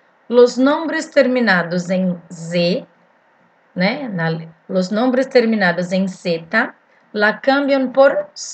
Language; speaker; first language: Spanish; non-native, fluent; Portuguese